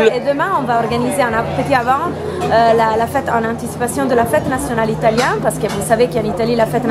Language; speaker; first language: French; non-native, fluent; Italian